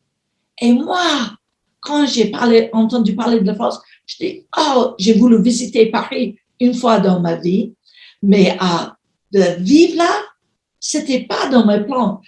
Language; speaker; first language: French; non-native, fluent; English